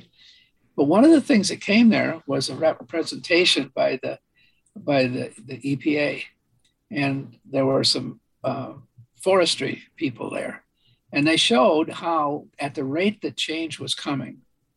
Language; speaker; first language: English; native; English